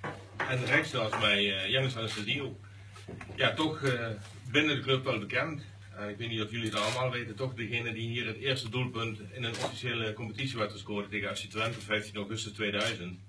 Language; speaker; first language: Dutch; native; Dutch